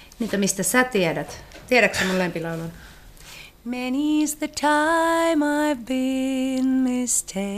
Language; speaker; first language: Finnish; native; Finnish